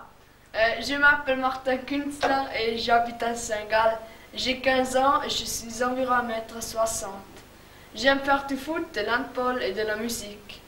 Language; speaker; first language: French; non-native, learner; German